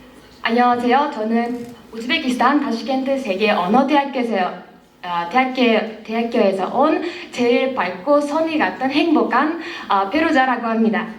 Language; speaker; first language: Korean; non-native, learner; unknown